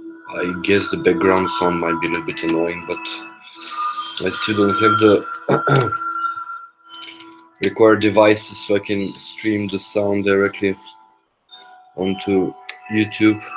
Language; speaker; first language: English; non-native, fluent; Korean